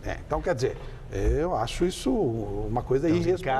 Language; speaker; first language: Portuguese; native; Portuguese